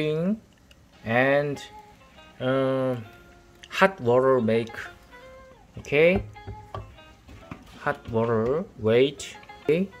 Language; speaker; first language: English; non-native, learner; Korean